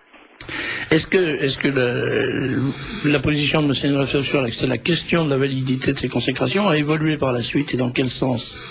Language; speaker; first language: French; native; French